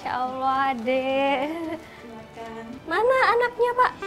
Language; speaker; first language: Indonesian; native; Indonesian